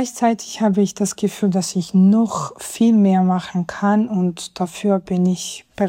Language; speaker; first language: German; non-native, fluent; Georgian